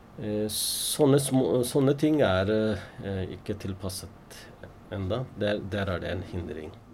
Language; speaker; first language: Norwegian; non-native, fluent; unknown